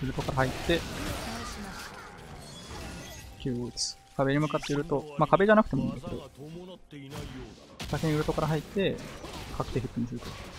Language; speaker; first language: Japanese; native; Japanese